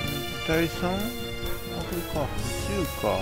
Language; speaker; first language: Japanese; native; Japanese